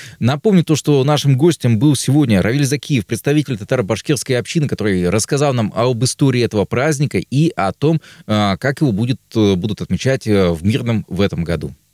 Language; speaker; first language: Russian; native; Russian